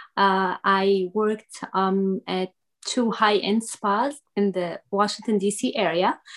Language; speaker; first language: English; non-native, fluent; Arabic